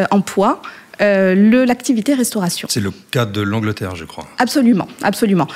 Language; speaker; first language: French; non-native, local second language; Arabic